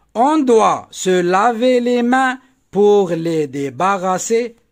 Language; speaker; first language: French; non-native, local second language; Arabic